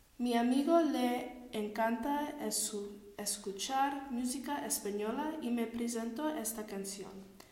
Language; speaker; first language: Spanish; non-native, learner; English